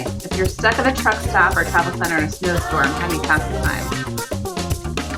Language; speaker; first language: English; native; English